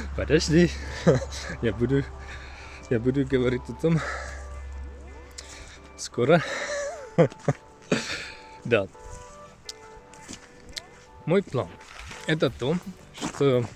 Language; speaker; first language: Russian; non-native, learner; Finnish